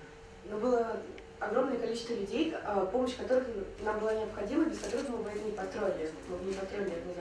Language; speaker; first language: Russian; native; Russian